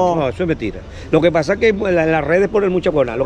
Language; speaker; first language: Spanish; native; Spanish